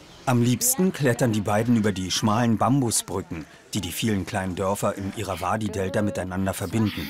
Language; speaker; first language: German; native; German